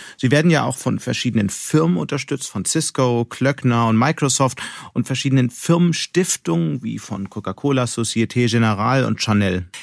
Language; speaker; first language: German; native; German